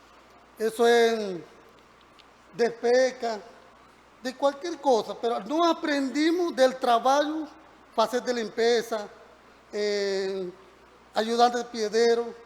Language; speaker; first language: Portuguese; non-native, learner; Spanish